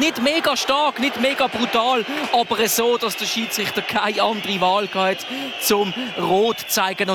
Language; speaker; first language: German; native; German